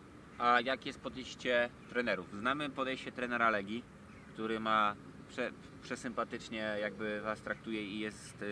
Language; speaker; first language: Polish; native; Polish